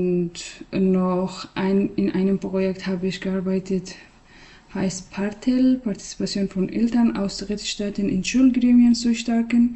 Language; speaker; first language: German; non-native, fluent; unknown